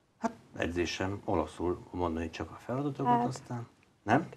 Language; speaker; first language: Hungarian; native; Hungarian